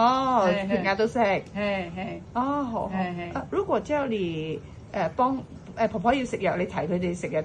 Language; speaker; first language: Cantonese; native; Cantonese